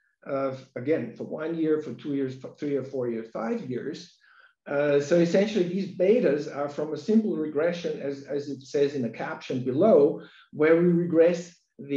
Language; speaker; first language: English; non-native, fluent; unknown